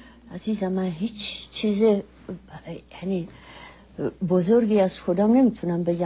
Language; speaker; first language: Persian; non-native, fluent; Czech